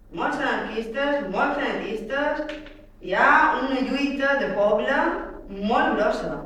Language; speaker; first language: Catalan; non-native, fluent; Spanish